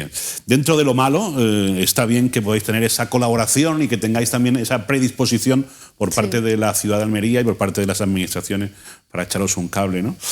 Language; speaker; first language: Spanish; native; Spanish